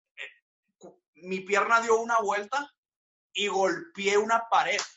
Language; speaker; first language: Spanish; native; Spanish